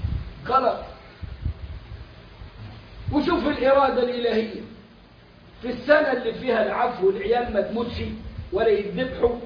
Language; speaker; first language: Arabic; native; Arabic